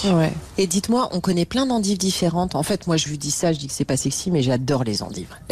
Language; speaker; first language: French; native; French